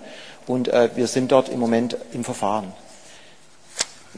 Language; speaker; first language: German; native; German